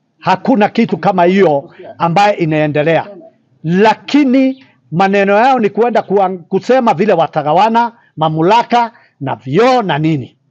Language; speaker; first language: Swahili; non-native, local second language; Kikuyu